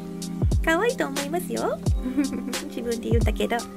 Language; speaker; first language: Japanese; non-native, fluent; English